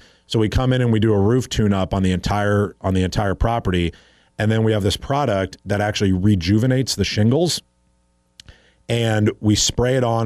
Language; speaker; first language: English; native; English